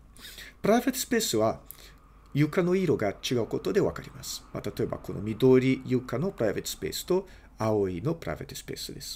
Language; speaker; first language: Japanese; non-native, fluent; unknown